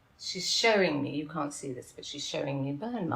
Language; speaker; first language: English; native; English